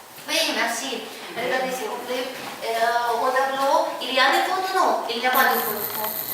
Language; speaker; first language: French; non-native, fluent; Ukrainian